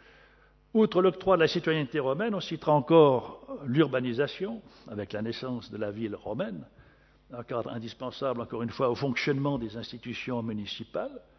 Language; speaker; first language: French; native; French